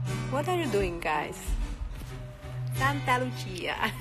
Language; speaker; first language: English; non-native, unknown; Slovak